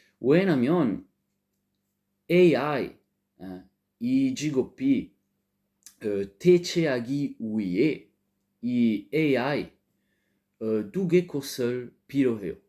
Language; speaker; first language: Korean; non-native, learner; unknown